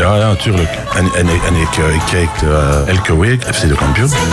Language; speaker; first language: Dutch; non-native, local second language; French